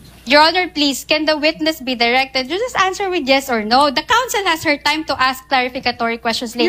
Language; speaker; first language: English; non-native, local second language; Filipino